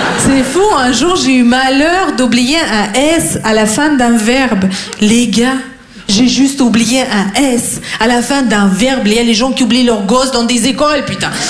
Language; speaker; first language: French; non-native, fluent; Russian